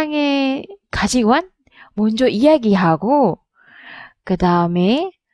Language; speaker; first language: Korean; non-native, learner; Indonesian